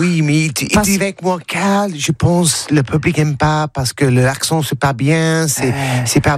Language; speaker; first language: French; non-native, learner; English